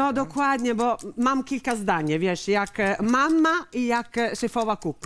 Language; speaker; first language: Polish; non-native, learner; Italian